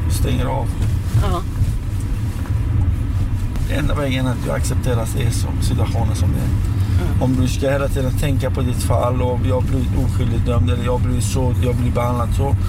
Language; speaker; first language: Swedish; early bilingual, other home language; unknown